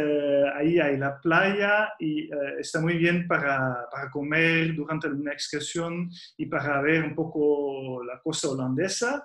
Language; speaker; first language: Spanish; non-native, fluent; Dutch